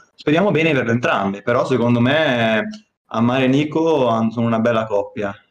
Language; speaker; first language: Italian; native; Italian